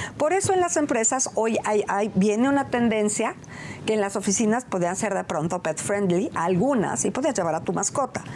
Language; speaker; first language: Spanish; native; Spanish